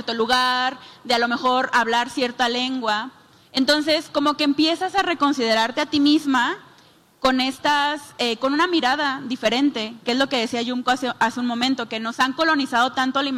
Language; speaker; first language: Spanish; native; Spanish